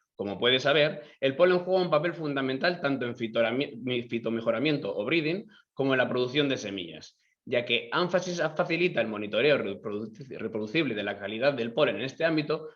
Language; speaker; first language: Spanish; native; Spanish